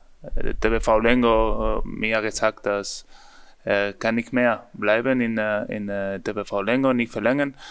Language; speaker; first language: German; non-native, learner; Spanish